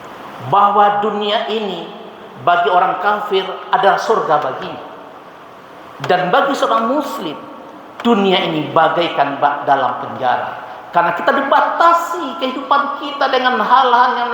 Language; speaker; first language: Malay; non-native, local second language; Minangkabau